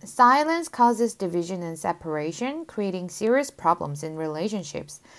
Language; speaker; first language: English; non-native, fluent; Korean